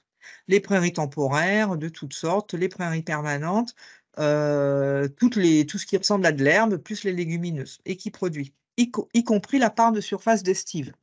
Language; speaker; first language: French; native; French